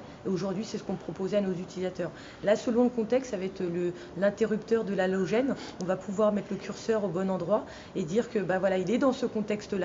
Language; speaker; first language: French; native; French